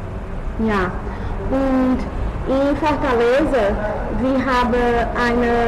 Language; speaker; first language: German; non-native, learner; Portuguese